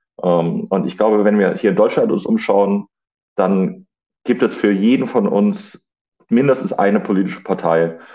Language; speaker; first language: German; native; German